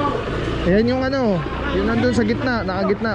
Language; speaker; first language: Filipino; native; Filipino